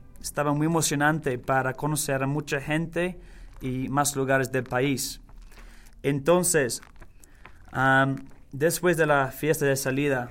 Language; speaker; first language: Spanish; non-native, learner; English